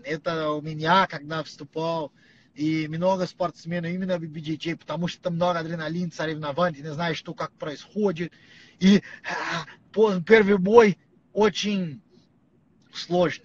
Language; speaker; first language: Russian; non-native, learner; Portuguese